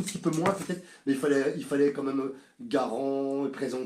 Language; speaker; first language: French; native; French